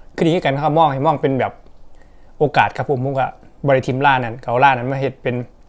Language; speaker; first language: Thai; non-native, local second language; Lao